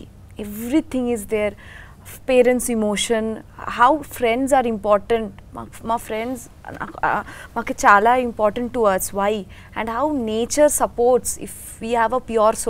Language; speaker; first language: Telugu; non-native, learner; Bangla